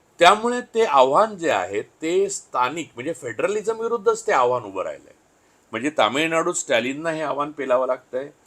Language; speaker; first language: Marathi; native; Marathi